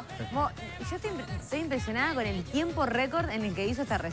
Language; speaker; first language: Spanish; native; Spanish